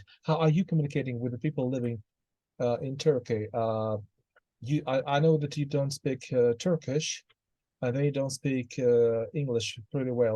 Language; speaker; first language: English; non-native, fluent; Russian